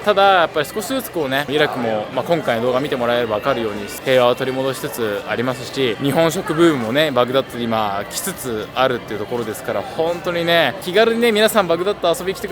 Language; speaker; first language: Japanese; native; Japanese